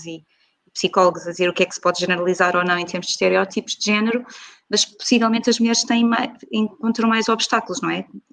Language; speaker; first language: Portuguese; native; Portuguese